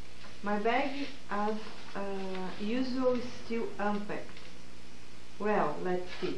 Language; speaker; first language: English; non-native, learner; Portuguese